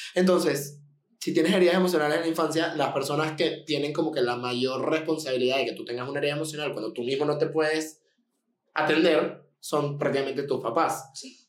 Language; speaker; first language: Spanish; native; Spanish